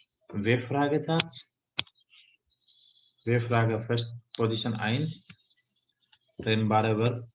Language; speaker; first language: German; non-native, fluent; Hindi